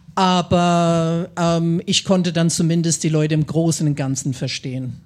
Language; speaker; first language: German; non-native, fluent; English